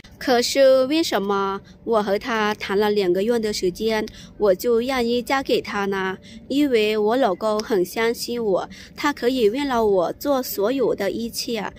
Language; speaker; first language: Chinese; non-native, fluent; Lao